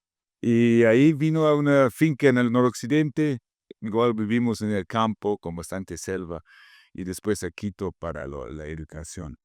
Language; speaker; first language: Spanish; non-native, fluent; English